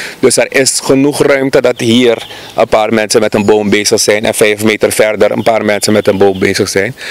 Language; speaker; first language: Dutch; native; Dutch